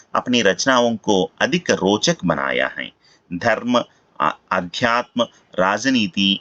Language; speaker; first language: Hindi; non-native, local second language; Telugu